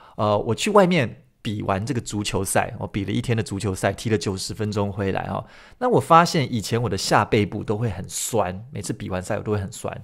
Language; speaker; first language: Chinese; early bilingual, other home language; Min Nan Chinese